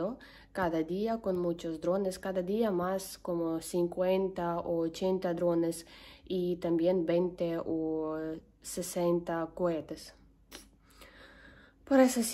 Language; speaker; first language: Spanish; non-native, learner; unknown